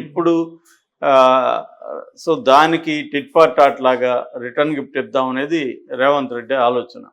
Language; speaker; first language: Telugu; native; Telugu